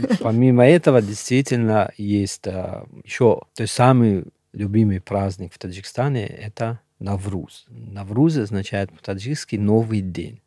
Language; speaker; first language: Russian; non-native, local second language; Shughni